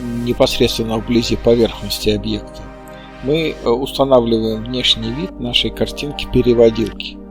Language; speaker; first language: Russian; native; Russian